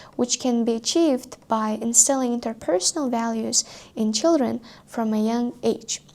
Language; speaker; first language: English; non-native, fluent; Uzbek